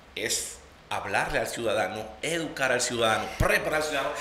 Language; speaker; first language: Spanish; native; Spanish